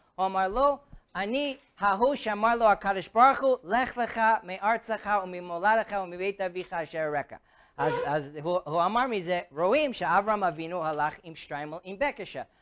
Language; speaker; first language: Hebrew; non-native, fluent; English